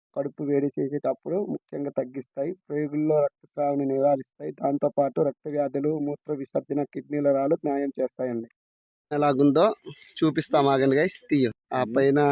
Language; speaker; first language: Telugu; non-native, local second language; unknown